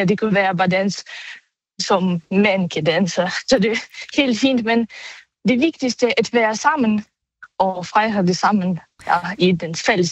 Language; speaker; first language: Danish; non-native, learner; Ukrainian